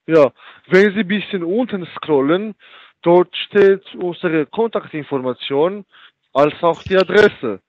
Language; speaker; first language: German; non-native, learner; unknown